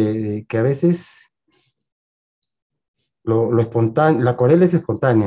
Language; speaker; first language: Spanish; native; Spanish